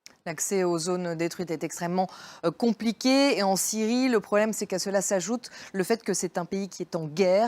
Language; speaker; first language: French; native; French